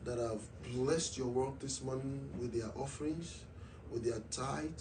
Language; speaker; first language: English; non-native, local second language; Yoruba